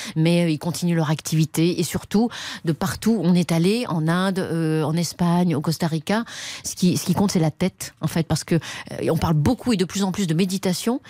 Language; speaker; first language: French; native; French